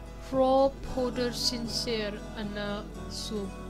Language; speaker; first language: Welsh; non-native, learner; Malay